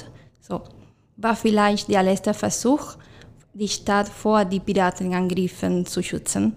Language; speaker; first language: German; non-native, fluent; Spanish